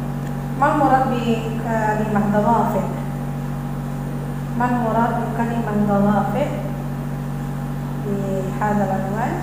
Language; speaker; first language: Arabic; non-native, fluent; Indonesian